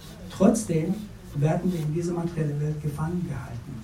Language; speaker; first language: German; non-native, fluent; Persian